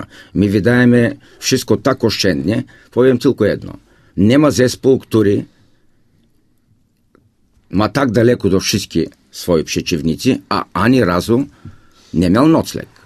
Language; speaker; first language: Polish; non-native, fluent; Bulgarian